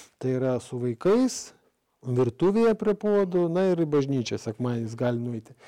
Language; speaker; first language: Lithuanian; non-native, fluent; Swedish